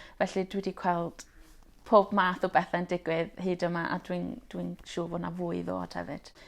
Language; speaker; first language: Welsh; native; Welsh